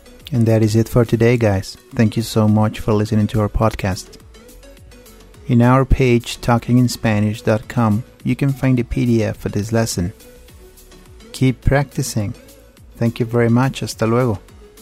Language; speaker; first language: English; non-native, fluent; Spanish